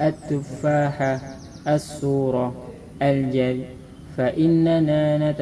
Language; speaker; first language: Arabic; non-native, learner; Indonesian